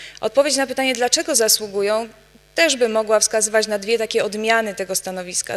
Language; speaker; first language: Polish; native; Polish